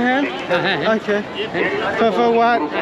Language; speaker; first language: English; non-native, learner; Vietnamese